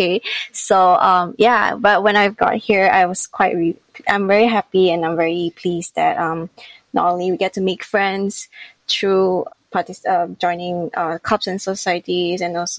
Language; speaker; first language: English; non-native, local second language; Chinese